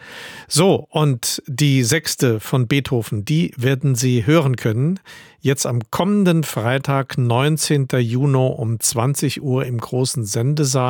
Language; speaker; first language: German; native; German